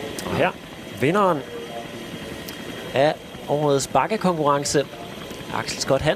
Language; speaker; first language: Danish; native; Danish